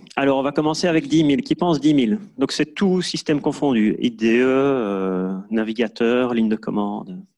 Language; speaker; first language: French; native; French